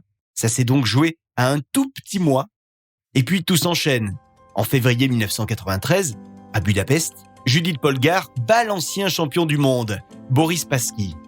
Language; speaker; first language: French; native; French